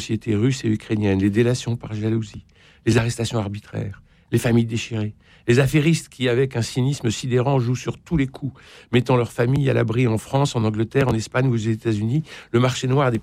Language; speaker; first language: French; native; French